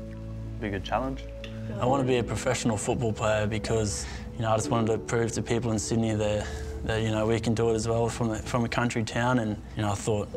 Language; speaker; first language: English; native; English